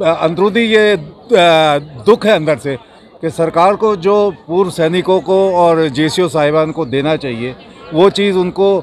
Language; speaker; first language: Hindi; native; Hindi